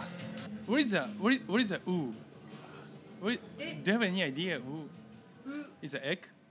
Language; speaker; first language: English; non-native, learner; Japanese